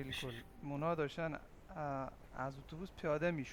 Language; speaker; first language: Persian; non-native, fluent; Urdu